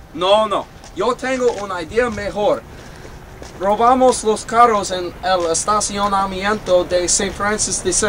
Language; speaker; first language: Spanish; non-native, learner; English